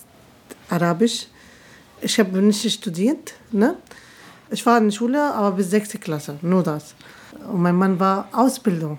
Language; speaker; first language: German; non-native, learner; Arabic